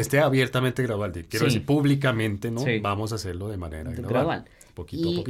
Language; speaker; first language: Spanish; native; Spanish